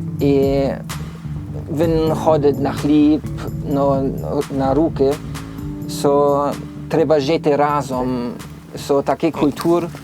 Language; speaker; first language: Ukrainian; non-native, learner; German